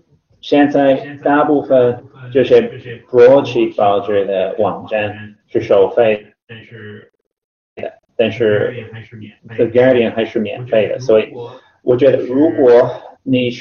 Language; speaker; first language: Chinese; non-native, fluent; English